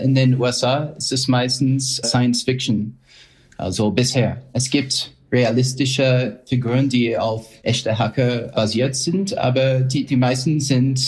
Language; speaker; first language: German; non-native, fluent; English